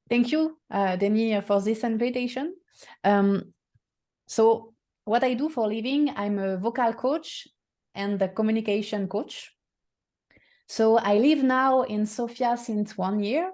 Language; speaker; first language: English; non-native, fluent; French